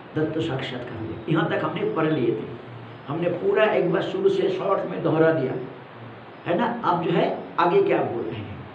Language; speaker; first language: Hindi; non-native, local second language; Malayalam